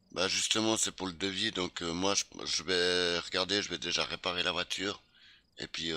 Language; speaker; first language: French; native; French